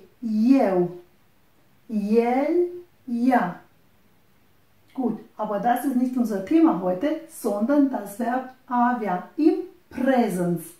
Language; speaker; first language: German; non-native, fluent; Romanian